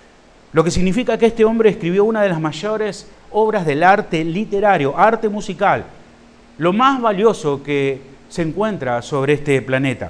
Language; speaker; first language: Spanish; native; Spanish